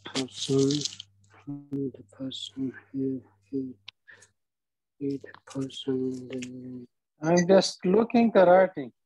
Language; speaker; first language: English; non-native, learner; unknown